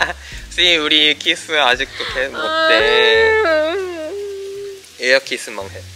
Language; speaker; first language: Korean; non-native, fluent; Japanese